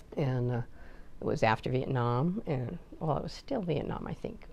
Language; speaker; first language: English; native; English